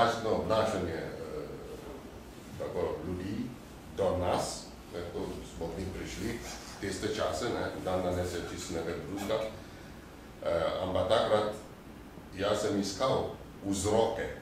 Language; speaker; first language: Slovenian; non-native, fluent; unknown